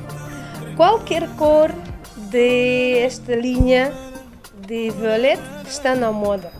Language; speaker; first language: Portuguese; non-native, learner; Russian